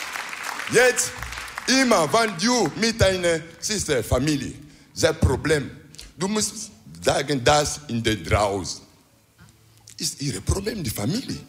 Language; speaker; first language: German; non-native, learner; French